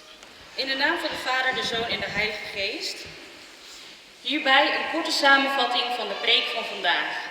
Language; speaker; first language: Dutch; early bilingual, other home language; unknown